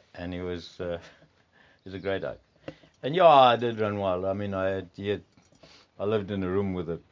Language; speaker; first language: English; native; English